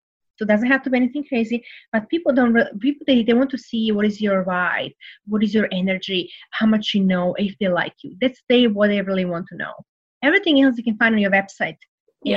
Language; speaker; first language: English; non-native, fluent; Serbian